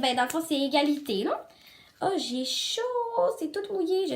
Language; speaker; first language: French; native; French